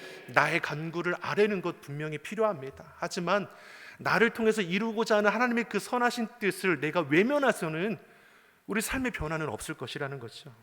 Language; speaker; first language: Korean; native; Korean